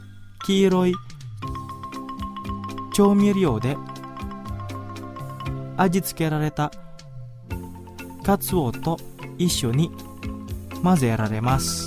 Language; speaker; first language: Japanese; non-native, fluent; Indonesian